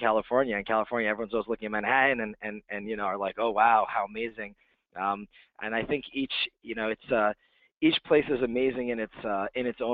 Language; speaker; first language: English; native; English